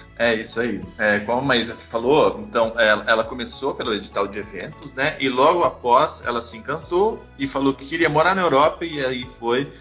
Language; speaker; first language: Portuguese; native; Portuguese